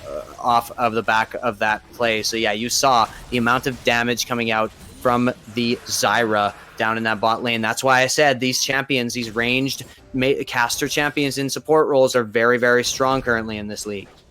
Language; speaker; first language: English; native; English